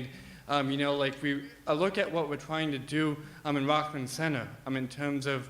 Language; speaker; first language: English; native; English